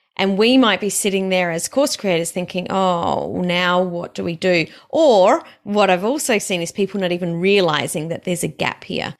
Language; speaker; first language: English; native; English